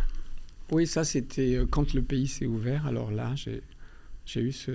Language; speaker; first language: French; early bilingual, other home language; Albanian